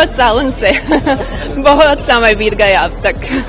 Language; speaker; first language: Hindi; non-native, learner; Croatian